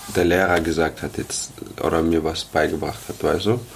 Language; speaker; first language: German; early bilingual, other home language; Arabic